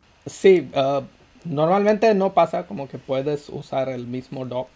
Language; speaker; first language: Spanish; non-native, fluent; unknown